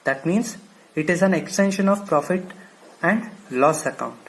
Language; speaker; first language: English; non-native, local second language; Kannada